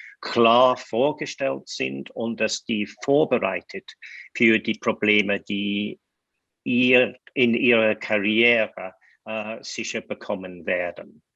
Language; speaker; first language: German; non-native, fluent; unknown